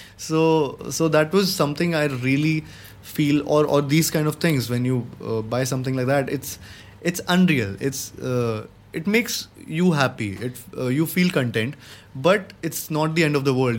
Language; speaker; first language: English; non-native, local second language; Hindi